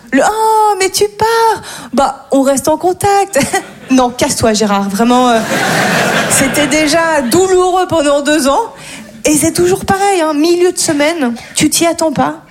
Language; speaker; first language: French; native; French